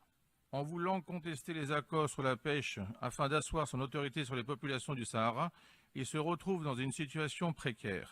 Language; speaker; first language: French; non-native, fluent; Greek